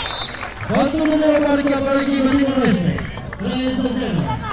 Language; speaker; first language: Portuguese; non-native, learner; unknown